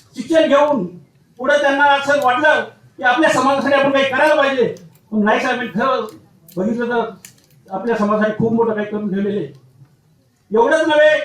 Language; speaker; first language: Marathi; non-native, local second language; Lambadi